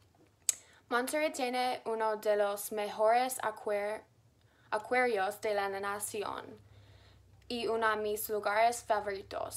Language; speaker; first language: Spanish; non-native, learner; English